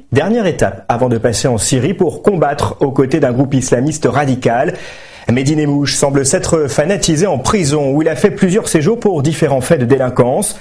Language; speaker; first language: French; native; French